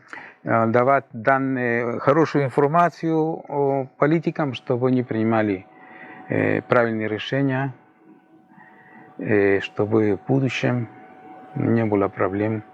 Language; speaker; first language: Russian; non-native, fluent; Spanish